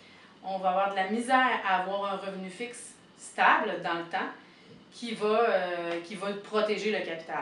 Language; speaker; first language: French; native; French